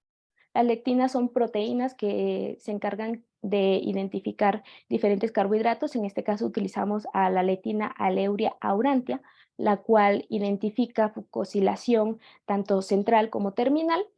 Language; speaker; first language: Spanish; native; Spanish